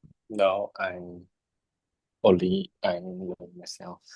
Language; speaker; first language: English; non-native, learner; Vietnamese